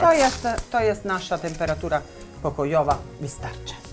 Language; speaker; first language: Polish; non-native, learner; Italian